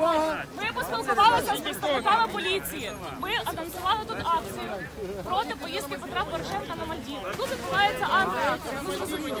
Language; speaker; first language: Ukrainian; native; Ukrainian